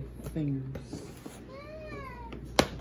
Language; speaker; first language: English; native; English